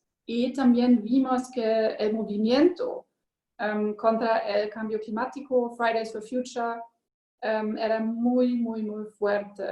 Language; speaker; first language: Spanish; non-native, learner; German